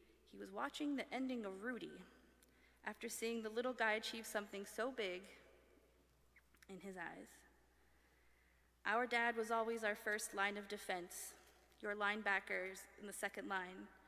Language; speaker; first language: English; early bilingual, other home language; French